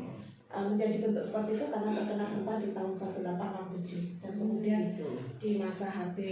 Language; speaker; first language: Indonesian; native; Indonesian